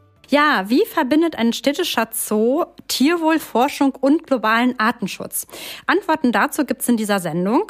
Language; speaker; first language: German; native; German